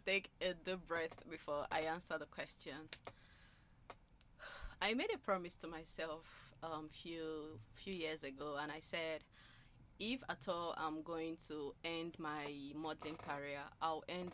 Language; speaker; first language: English; non-native, local second language; Igbo